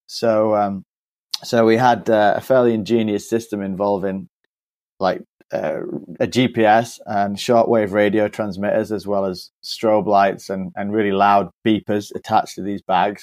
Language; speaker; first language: English; native; English